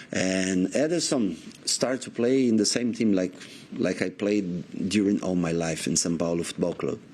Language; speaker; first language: English; non-native, learner; Portuguese